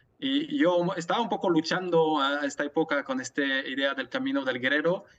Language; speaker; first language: Spanish; non-native, fluent; French